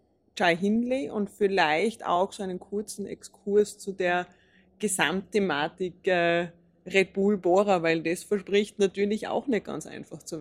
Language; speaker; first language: German; native; German